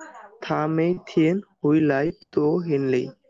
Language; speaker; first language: Chinese; non-native, learner; Bangla